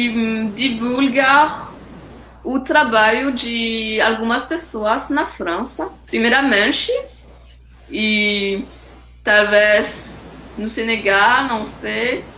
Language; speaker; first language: Portuguese; non-native, fluent; French